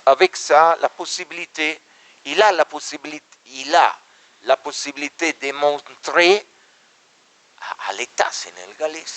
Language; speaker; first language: French; non-native, learner; Italian